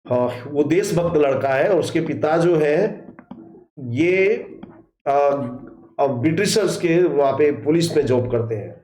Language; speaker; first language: Hindi; non-native, local second language; Gujarati